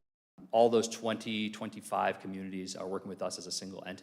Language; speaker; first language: English; native; English